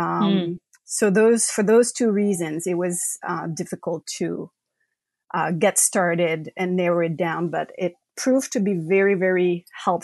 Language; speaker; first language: English; non-native, fluent; French